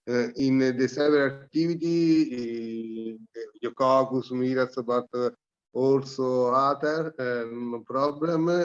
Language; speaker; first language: English; non-native, learner; Italian